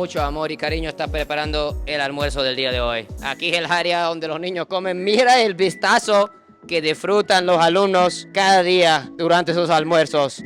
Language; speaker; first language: Spanish; non-native, fluent; Japanese